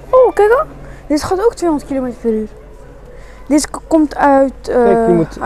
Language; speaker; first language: Dutch; early bilingual, other home language; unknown